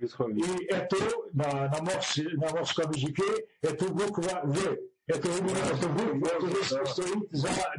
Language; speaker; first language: Russian; non-native, learner; French